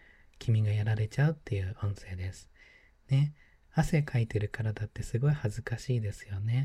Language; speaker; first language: Japanese; native; Japanese